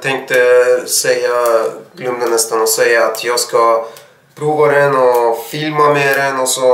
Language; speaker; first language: Swedish; non-native, fluent; Russian